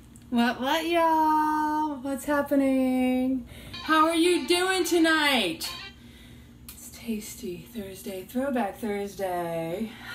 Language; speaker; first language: English; early bilingual, other home language; Italian